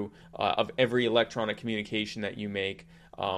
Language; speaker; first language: English; native; English